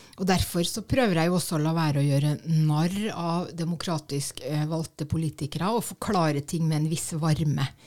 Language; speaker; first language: Norwegian; native; Norwegian